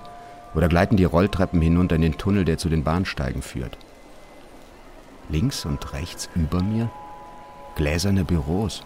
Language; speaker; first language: German; native; German